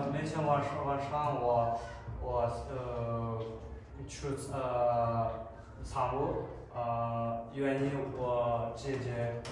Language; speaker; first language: Chinese; non-native, learner; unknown